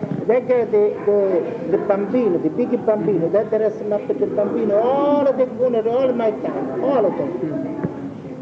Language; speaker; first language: English; non-native, learner; Italian